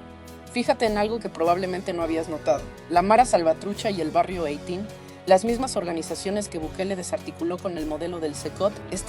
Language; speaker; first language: Spanish; native; Spanish